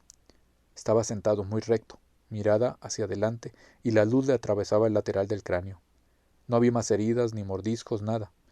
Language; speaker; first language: Spanish; native; Spanish